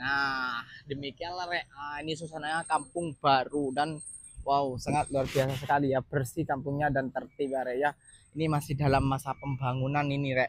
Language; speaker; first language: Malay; non-native, local second language; Javanese